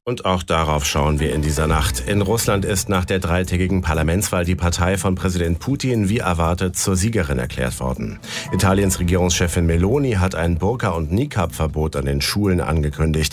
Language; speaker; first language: German; native; German